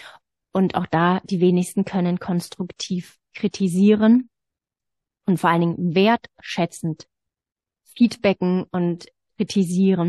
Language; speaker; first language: German; native; German